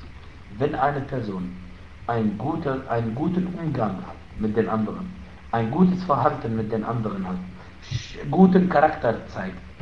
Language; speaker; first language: German; non-native, fluent; Arabic